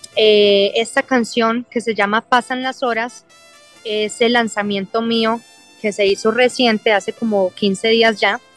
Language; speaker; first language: Spanish; early bilingual, heritage; English